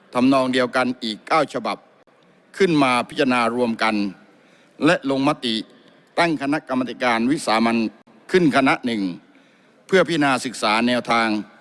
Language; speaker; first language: Thai; native; Thai